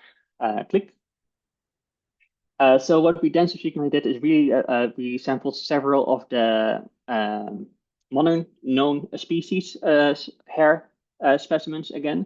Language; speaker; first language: English; non-native, fluent; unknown